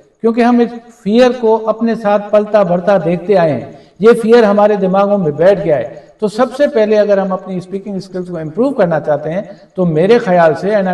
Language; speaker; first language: Urdu; non-native, local second language; Sindhi